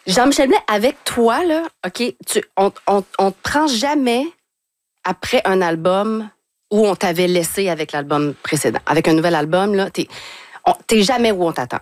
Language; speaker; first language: French; native; French